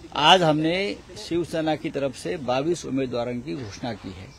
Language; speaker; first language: Hindi; non-native, local second language; Marathi